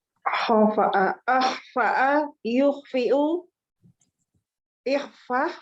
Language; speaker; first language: Arabic; non-native, learner; Malay